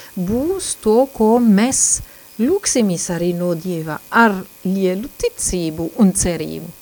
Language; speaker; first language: Latvian; non-native, fluent; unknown